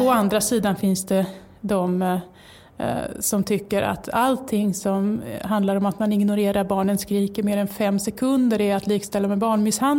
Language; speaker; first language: Swedish; native; Swedish